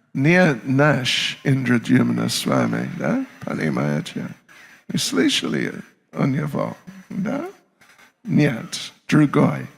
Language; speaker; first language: Russian; non-native, learner; English